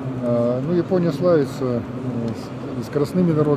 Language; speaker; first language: Russian; native; Russian